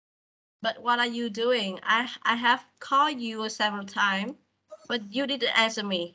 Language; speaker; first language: English; non-native, fluent; Vietnamese